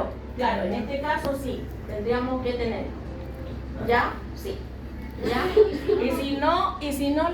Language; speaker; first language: Spanish; native; Spanish